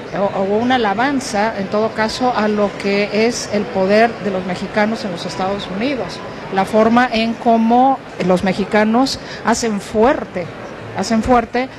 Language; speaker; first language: Spanish; native; Spanish